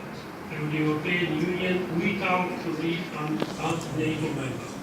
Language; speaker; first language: English; non-native, fluent; Bulgarian